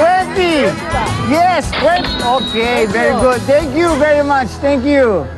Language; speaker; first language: English; non-native, local second language; Filipino